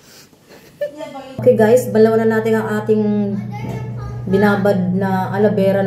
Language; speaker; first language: Filipino; native; Filipino